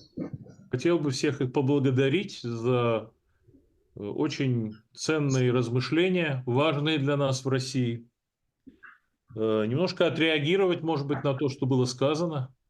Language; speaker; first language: Russian; native; Russian